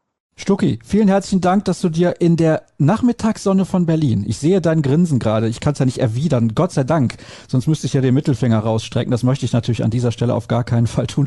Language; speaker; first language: German; native; German